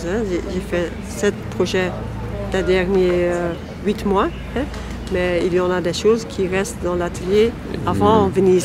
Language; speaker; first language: French; non-native, local second language; Dutch